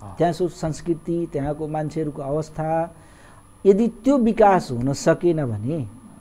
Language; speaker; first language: Nepali; non-native, local second language; Awadhi